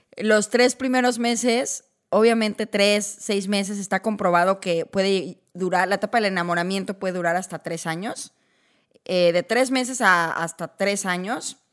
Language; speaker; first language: Spanish; native; Spanish